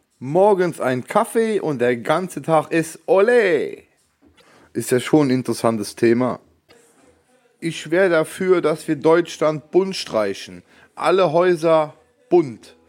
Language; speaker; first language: German; native; German